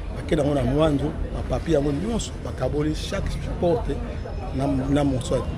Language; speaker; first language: Lingala; non-native, local second language; Kongo